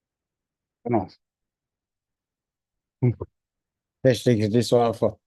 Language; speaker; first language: German; non-native, fluent; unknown